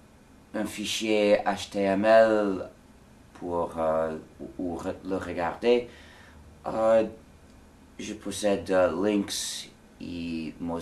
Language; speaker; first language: French; non-native, fluent; English